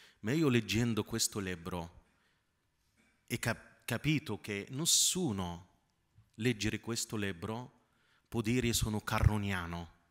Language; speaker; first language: Italian; non-native, fluent; Arabic